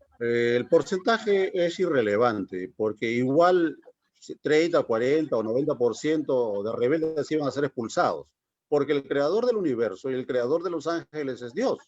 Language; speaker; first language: Spanish; native; Spanish